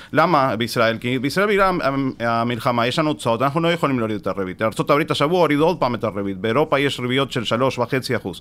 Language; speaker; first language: Hebrew; non-native, fluent; Spanish